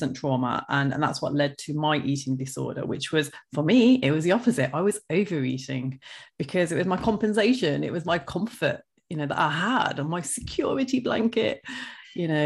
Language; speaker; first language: English; early bilingual, other home language; Hindi